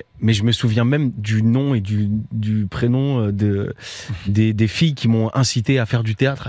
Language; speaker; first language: French; native; French